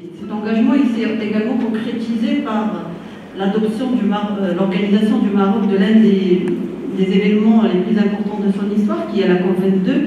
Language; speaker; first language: French; non-native, local second language; Arabic